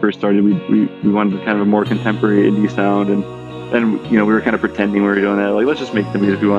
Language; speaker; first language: English; native; English